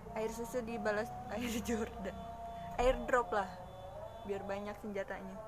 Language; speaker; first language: Indonesian; native; Indonesian